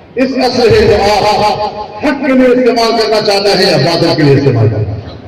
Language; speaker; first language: Urdu; non-native, local second language; Pashto